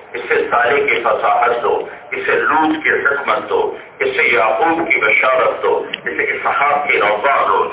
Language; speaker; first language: Urdu; non-native, local second language; Punjabi